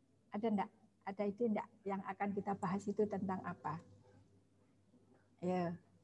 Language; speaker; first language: Indonesian; non-native, local second language; Javanese